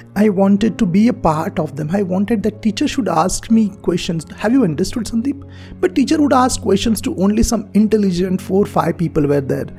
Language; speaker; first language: English; non-native, local second language; Marathi